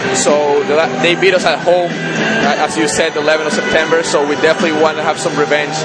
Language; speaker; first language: English; non-native, fluent; Spanish